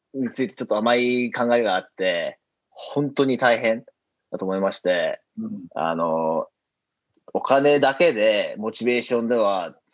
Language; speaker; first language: Japanese; early bilingual, heritage; Japanese